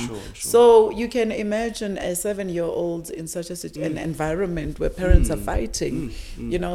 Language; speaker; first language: English; non-native, local second language; Zulu